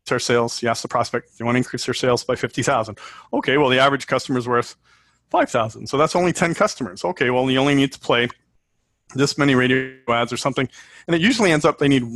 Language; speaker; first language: English; native; English